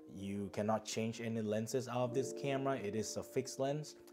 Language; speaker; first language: English; non-native, fluent; Thai